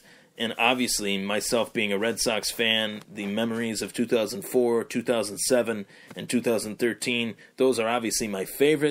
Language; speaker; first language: English; native; English